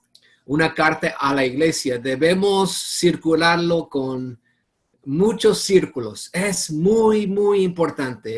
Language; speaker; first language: Spanish; non-native, fluent; English